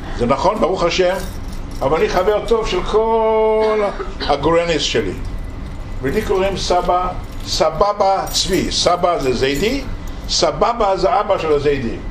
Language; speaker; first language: Hebrew; non-native, local second language; Yiddish